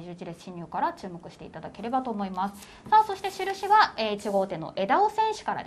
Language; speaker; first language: Japanese; native; Japanese